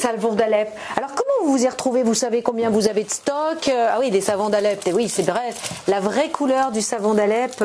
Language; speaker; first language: French; native; French